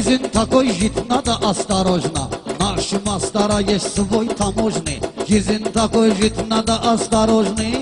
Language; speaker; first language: Russian; non-native, learner; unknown